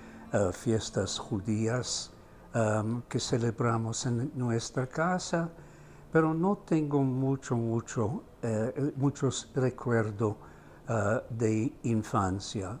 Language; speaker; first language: Spanish; non-native, fluent; German